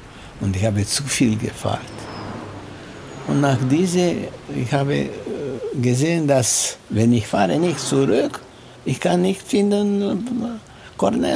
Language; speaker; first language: German; non-native, learner; Romanian